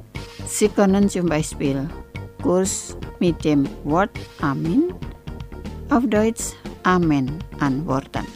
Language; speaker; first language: German; non-native, fluent; Indonesian